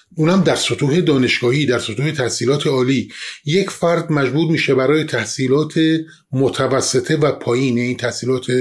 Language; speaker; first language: Persian; non-native, local second language; Kurdish